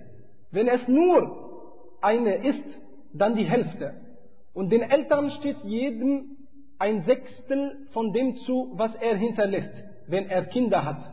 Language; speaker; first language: German; non-native, fluent; Arabic